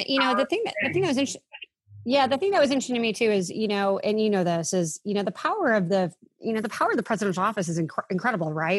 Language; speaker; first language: English; native; English